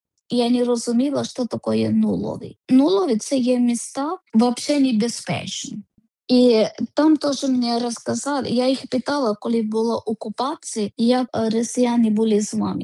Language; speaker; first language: Ukrainian; non-native, learner; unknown